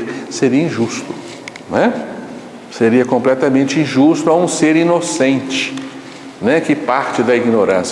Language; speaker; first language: Portuguese; native; Portuguese